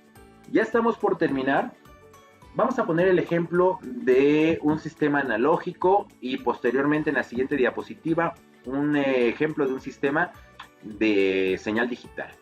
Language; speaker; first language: Spanish; native; Spanish